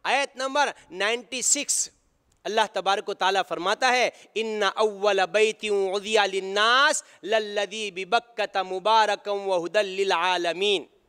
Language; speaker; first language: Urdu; native; Urdu